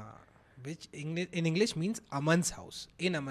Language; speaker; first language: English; non-native, local second language; Hindi